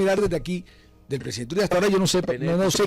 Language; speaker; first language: Spanish; native; Spanish